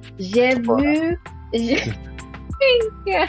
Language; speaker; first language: French; non-native, learner; Yoruba